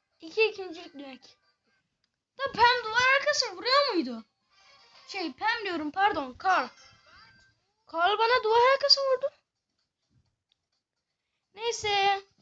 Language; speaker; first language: Turkish; native; Turkish